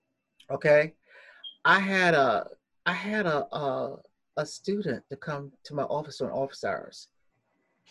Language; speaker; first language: English; native; English